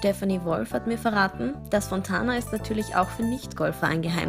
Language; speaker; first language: German; native; German